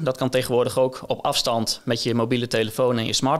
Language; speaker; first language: Dutch; native; Dutch